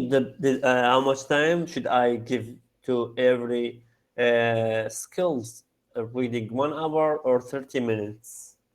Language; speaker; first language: English; non-native, learner; Arabic